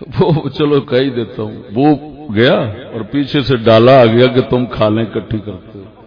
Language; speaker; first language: Urdu; native; Urdu